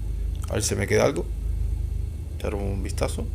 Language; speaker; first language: Spanish; native; Spanish